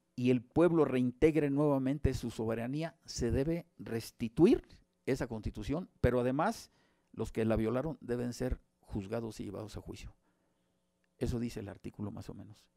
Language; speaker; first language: Spanish; native; Spanish